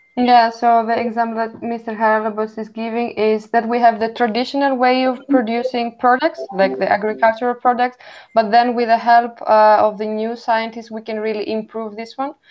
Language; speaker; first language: English; non-native, fluent; Greek